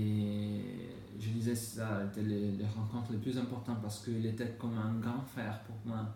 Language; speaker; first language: French; non-native, learner; Italian